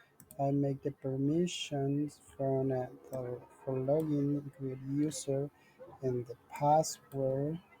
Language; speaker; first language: English; non-native, learner; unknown